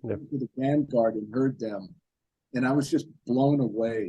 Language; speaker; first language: English; native; English